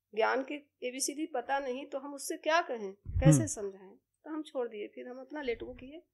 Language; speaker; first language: Hindi; native; Hindi